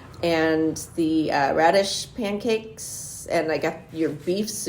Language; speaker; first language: English; native; English